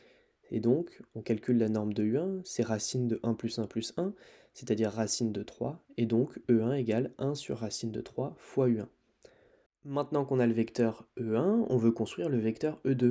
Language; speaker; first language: French; native; French